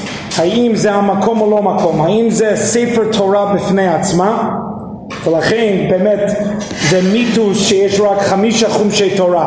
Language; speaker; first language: Hebrew; non-native, fluent; English